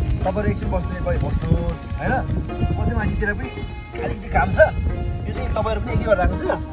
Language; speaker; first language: Nepali; non-native, local second language; Sherpa